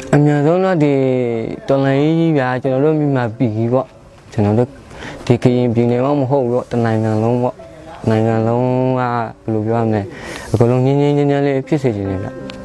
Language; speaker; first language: Burmese; non-native, local second language; S'gaw Karen